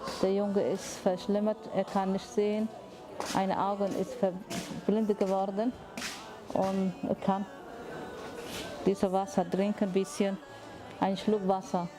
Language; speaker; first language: German; non-native, learner; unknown